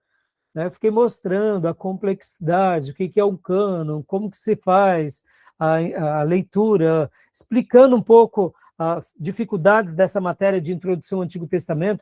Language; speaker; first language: Portuguese; native; Portuguese